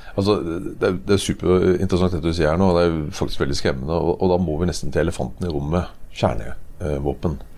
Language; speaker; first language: Norwegian; native; Norwegian